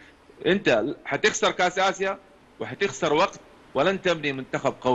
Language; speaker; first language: Arabic; native; Arabic